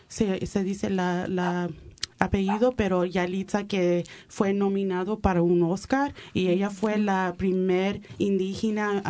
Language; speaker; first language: Spanish; early bilingual, heritage; Spanish